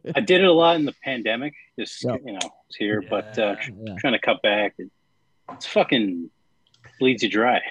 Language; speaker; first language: English; native; English